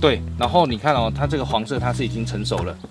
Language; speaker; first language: Chinese; native; Chinese